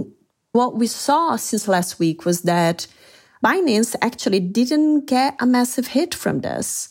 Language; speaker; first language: English; non-native, fluent; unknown